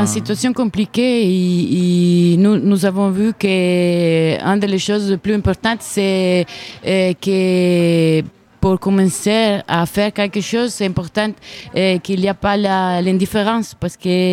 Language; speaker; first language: French; non-native, learner; Italian